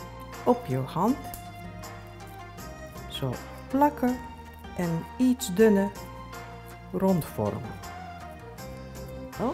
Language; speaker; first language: Dutch; non-native, learner; Japanese